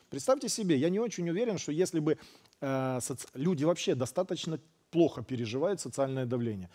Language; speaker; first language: Russian; native; Russian